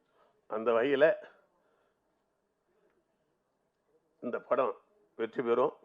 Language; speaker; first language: Tamil; native; Tamil